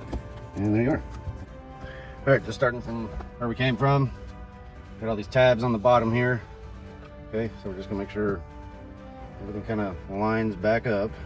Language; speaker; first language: English; native; English